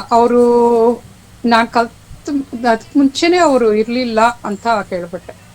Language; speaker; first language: Kannada; non-native, local second language; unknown